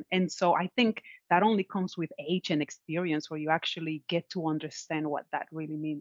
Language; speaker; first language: English; non-native, fluent; Spanish